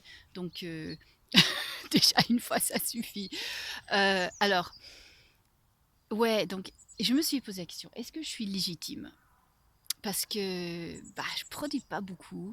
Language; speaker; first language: French; non-native, fluent; English